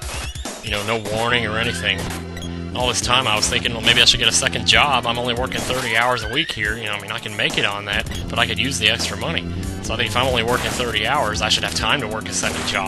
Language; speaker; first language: English; native; English